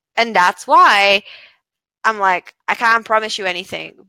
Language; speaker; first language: English; non-native, fluent; Bulgarian